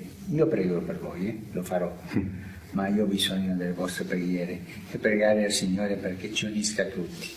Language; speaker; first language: Italian; non-native, fluent; Spanish